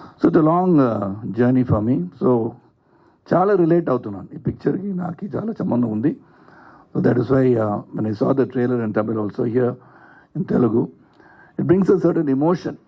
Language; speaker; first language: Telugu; non-native, learner; Tamil